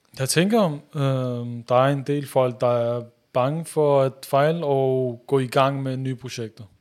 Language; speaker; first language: Danish; early bilingual, other home language; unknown